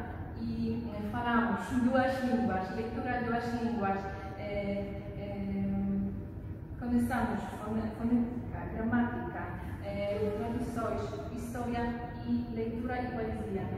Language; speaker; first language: Portuguese; non-native, learner; Polish